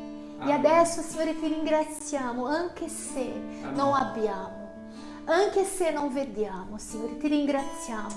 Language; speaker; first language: Italian; non-native, fluent; Portuguese